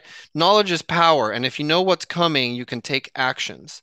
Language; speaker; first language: English; native; English